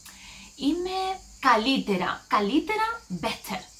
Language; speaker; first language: Greek; non-native, learner; English